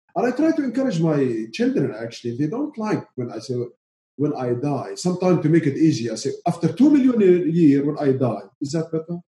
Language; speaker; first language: English; non-native, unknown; Arabic